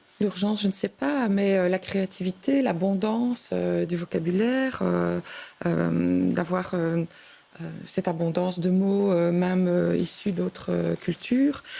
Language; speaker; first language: French; native; French